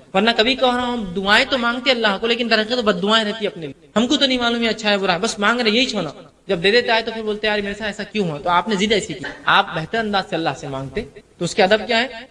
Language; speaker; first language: Urdu; native; Urdu